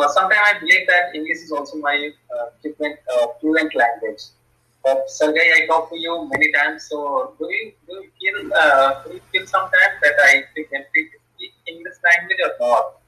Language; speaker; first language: English; non-native, learner; Hindi